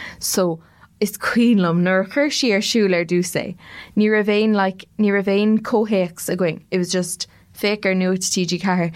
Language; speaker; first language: Irish; non-native, local second language; English